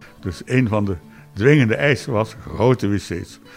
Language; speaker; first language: Dutch; native; Dutch